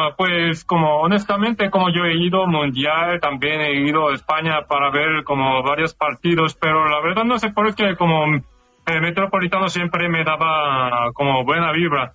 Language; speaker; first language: Spanish; non-native, learner; Korean